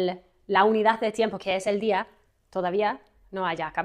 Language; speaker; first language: Spanish; non-native, fluent; English